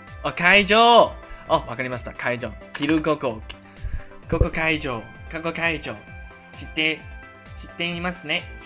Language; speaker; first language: Japanese; non-native, learner; Cantonese